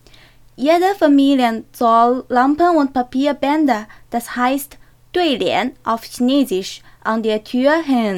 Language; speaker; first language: German; non-native, learner; Chinese